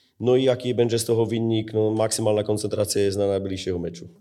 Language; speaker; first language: Polish; non-native, learner; Slovak